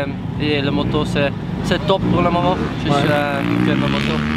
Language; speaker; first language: French; non-native, learner; Dutch